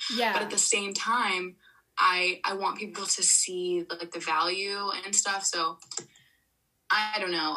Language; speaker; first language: English; native; English